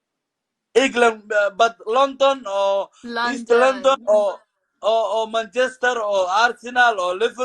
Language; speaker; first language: English; non-native, learner; Somali